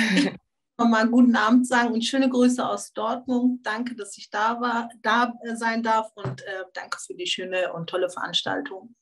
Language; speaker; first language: German; early bilingual, other home language; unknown